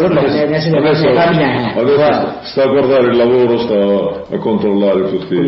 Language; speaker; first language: Italian; early bilingual, heritage; Italian